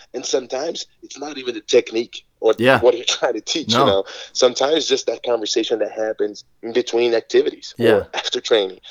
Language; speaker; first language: English; non-native, fluent; Portuguese